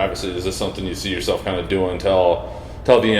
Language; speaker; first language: English; native; English